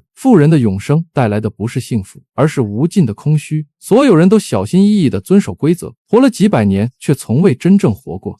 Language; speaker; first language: Chinese; native; Chinese